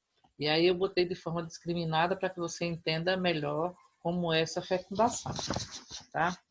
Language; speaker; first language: Portuguese; native; Portuguese